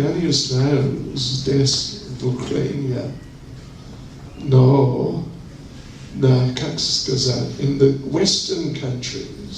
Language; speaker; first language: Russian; non-native, learner; English